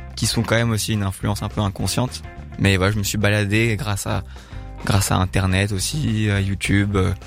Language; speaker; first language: French; native; French